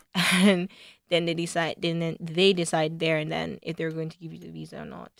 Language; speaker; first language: English; non-native, local second language; Igbo